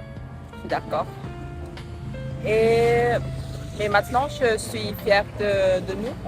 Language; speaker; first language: French; non-native, learner; Thai